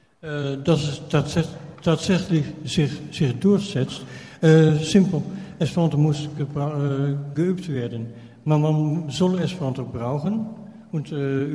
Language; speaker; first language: German; non-native, fluent; Dutch